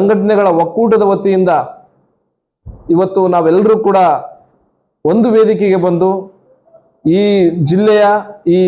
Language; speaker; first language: Kannada; native; Kannada